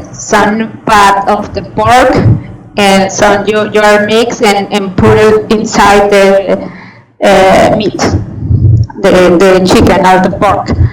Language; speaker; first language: English; non-native, fluent; Spanish